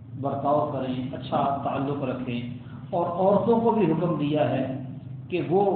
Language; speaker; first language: Urdu; native; Urdu